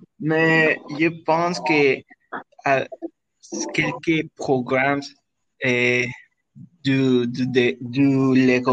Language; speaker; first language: French; non-native, learner; Spanish